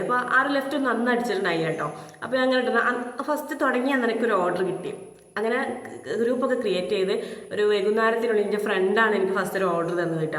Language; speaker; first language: Malayalam; native; Malayalam